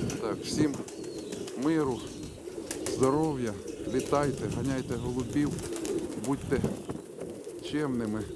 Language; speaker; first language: Ukrainian; non-native, local second language; Russian